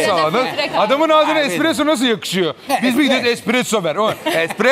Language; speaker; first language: Turkish; native; Turkish